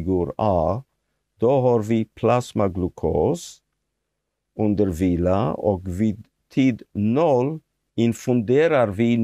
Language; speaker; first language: Swedish; non-native, fluent; Hebrew